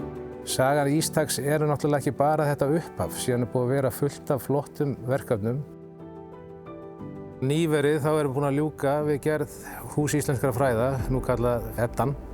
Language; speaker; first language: Icelandic; native; Icelandic